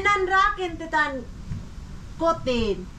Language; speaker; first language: Finnish; non-native, learner; Filipino